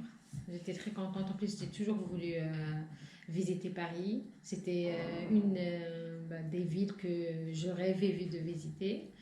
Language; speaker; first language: French; non-native, local second language; Arabic